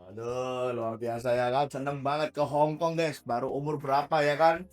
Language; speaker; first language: Indonesian; native; Indonesian